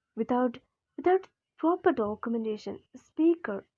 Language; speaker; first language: English; non-native, local second language; Malayalam